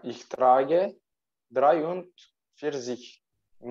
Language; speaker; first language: German; non-native, learner; Turkish